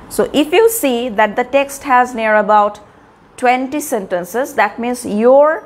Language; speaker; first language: English; non-native, local second language; Bangla